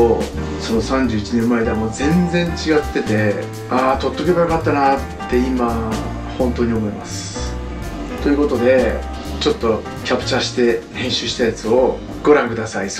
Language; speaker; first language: Japanese; native; Japanese